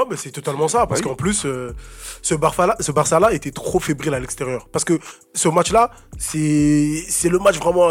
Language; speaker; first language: French; native; French